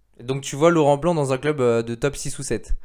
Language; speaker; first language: French; native; French